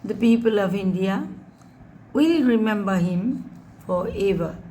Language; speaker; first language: English; non-native, local second language; Assamese